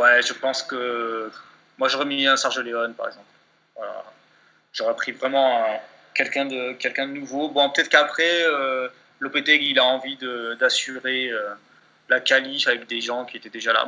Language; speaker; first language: French; native; French